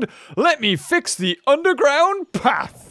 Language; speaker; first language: English; native; English